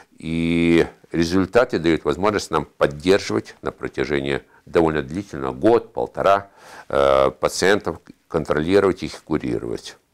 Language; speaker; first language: Russian; native; Russian